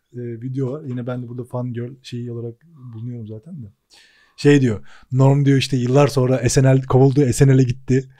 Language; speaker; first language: Turkish; native; Turkish